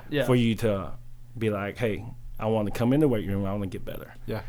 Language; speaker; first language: English; early bilingual, other home language; Chinese